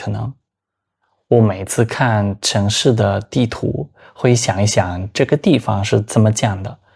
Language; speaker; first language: Chinese; non-native, fluent; Spanish